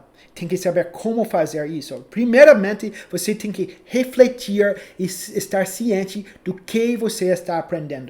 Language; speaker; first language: Portuguese; non-native, fluent; English